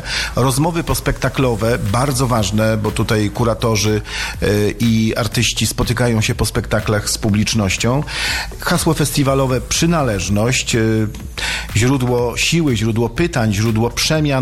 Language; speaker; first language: Polish; native; Polish